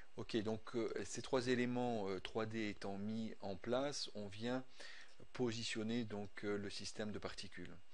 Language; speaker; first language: French; native; French